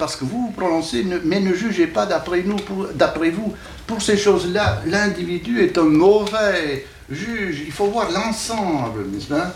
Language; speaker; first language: French; native; French